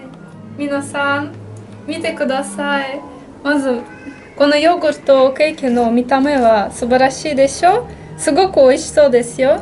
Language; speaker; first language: Japanese; non-native, fluent; Russian